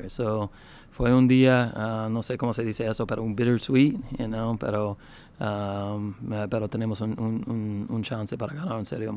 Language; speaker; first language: Spanish; non-native, learner; English